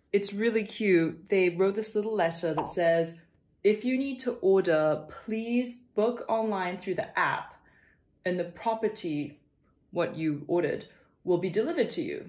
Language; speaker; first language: English; non-native, local second language; Cantonese